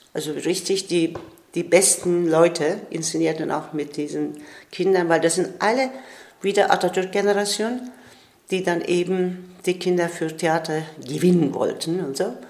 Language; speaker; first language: German; non-native, fluent; Turkish